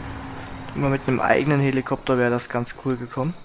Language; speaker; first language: German; native; German